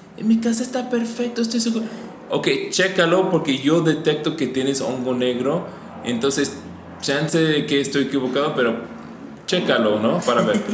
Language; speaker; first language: Spanish; non-native, fluent; English